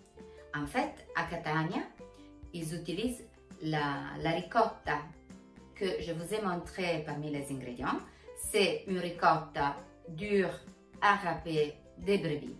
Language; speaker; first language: French; non-native, fluent; Italian